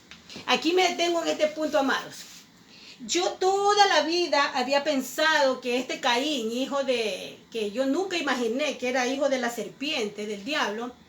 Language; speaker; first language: Spanish; native; Spanish